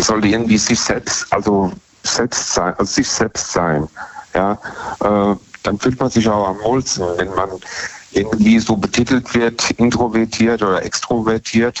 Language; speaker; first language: German; native; German